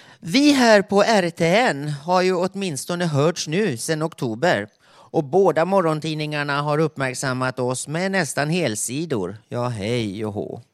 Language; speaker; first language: Swedish; native; Swedish